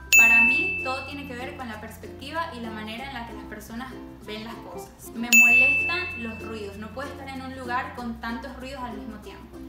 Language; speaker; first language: Spanish; native; Spanish